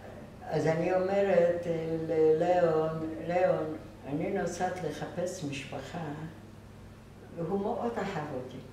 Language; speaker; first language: Hebrew; non-native, fluent; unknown